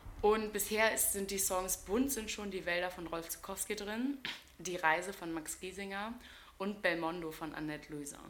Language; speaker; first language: German; native; German